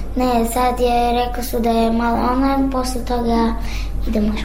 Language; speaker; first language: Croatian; non-native, learner; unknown